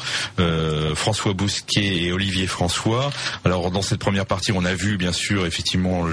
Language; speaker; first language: French; native; French